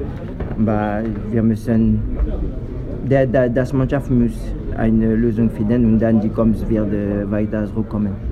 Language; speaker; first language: German; non-native, learner; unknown